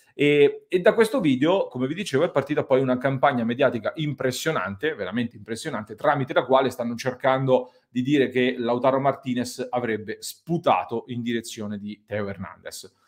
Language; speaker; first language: Italian; native; Italian